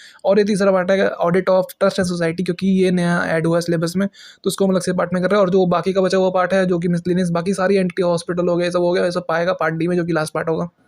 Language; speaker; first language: Hindi; native; Hindi